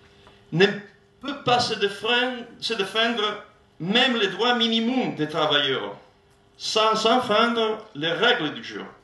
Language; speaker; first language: French; non-native, learner; Italian